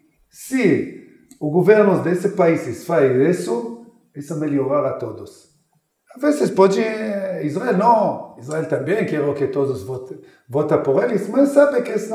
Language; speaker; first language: Portuguese; non-native, learner; Hebrew